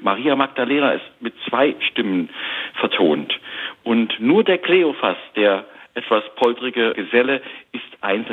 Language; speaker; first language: German; native; German